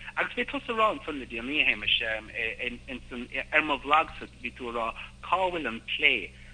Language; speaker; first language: Irish; native; Irish